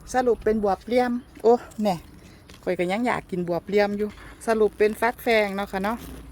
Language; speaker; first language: Thai; native; Thai